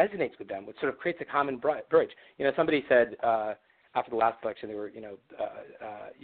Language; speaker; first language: English; native; English